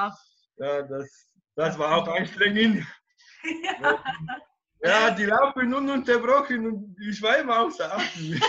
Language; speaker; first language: German; non-native, fluent; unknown